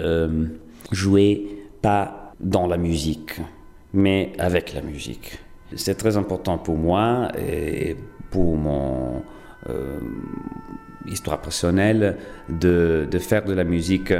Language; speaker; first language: French; non-native, fluent; Italian